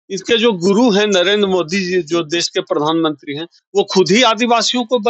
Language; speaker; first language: Hindi; native; Hindi